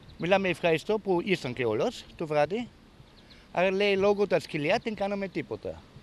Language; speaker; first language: Greek; non-native, learner; German